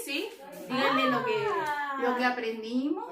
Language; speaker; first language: Spanish; native; Spanish